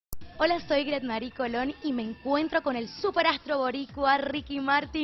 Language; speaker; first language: Spanish; native; Spanish